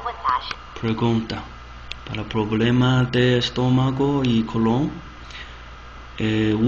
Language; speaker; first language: Spanish; non-native, learner; Chinese